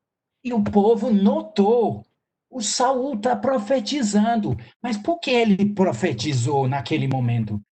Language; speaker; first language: Portuguese; non-native, fluent; English